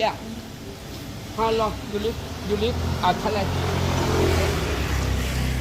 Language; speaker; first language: English; non-native, learner; Thai